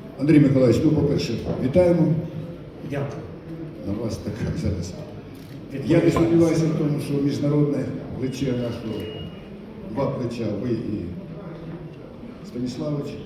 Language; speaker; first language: Ukrainian; native; Ukrainian